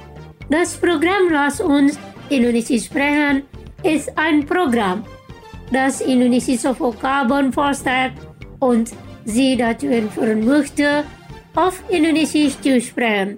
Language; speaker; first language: German; non-native, fluent; Indonesian